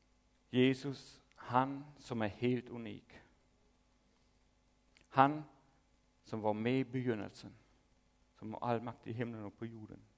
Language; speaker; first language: Swedish; non-native, fluent; German